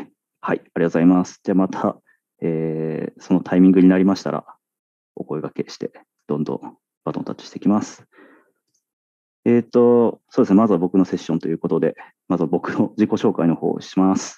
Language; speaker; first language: Japanese; native; Japanese